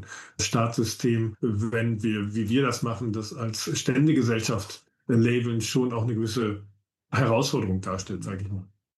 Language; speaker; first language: German; native; German